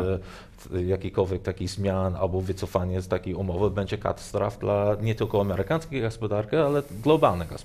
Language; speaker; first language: Polish; non-native, learner; English